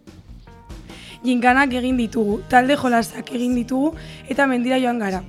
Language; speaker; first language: Basque; non-native, local second language; Spanish